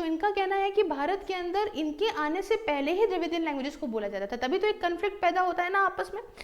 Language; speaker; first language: Hindi; native; Hindi